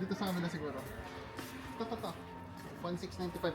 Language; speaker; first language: Filipino; native; Filipino